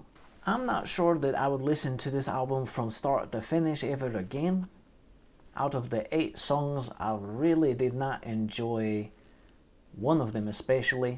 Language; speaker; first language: English; native; English